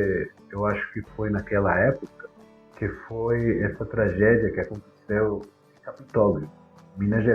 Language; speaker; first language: Portuguese; non-native, fluent; Spanish